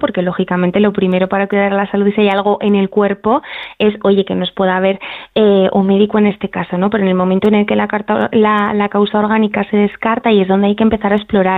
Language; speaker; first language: Spanish; native; Spanish